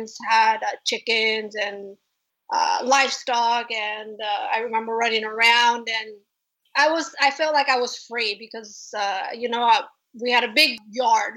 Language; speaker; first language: English; early bilingual, other home language; Spanish